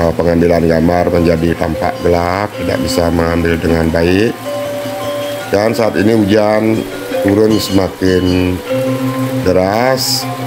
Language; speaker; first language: Indonesian; non-native, local second language; Balinese